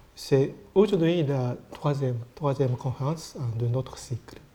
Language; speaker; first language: French; non-native, learner; Japanese